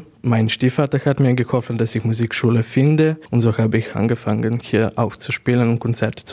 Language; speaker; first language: German; non-native, learner; Serbian